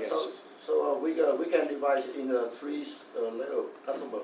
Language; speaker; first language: English; non-native, learner; Vietnamese